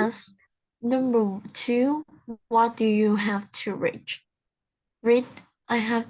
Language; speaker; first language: English; non-native, learner; Vietnamese